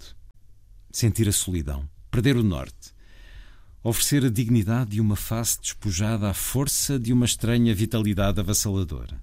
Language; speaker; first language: Portuguese; native; Portuguese